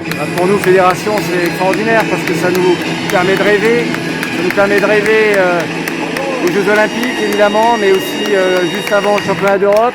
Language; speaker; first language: French; native; French